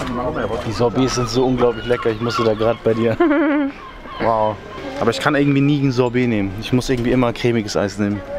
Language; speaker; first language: German; native; German